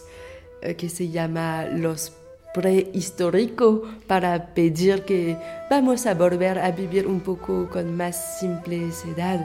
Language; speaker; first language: Spanish; non-native, fluent; French